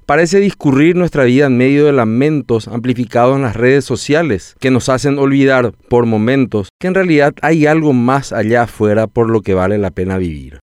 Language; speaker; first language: Spanish; native; Spanish